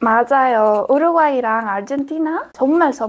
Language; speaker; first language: Korean; non-native, fluent; Spanish